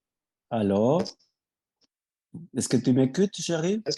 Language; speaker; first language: French; non-native, fluent; Spanish